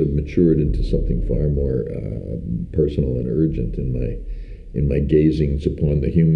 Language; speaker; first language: English; native; English